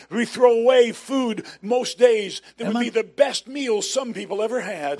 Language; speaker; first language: English; native; English